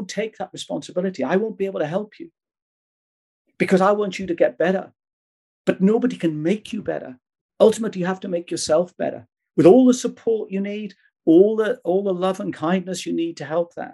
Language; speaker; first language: English; native; English